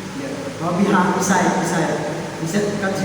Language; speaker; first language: English; non-native, learner; Indonesian